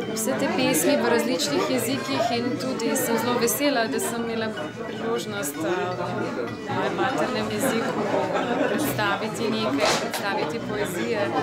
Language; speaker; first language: Slovenian; non-native, fluent; Albanian